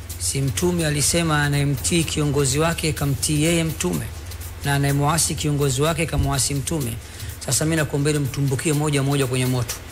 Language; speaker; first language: Swahili; native; Swahili